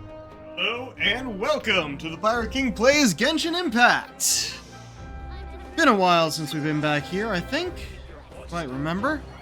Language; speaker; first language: English; native; English